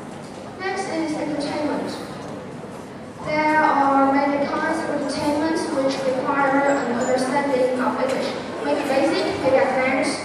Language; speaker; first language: English; non-native, fluent; Vietnamese